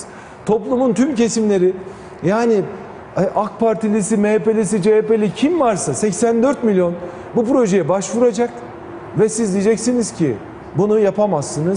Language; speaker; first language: Turkish; native; Turkish